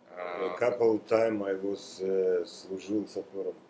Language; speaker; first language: English; non-native, learner; Russian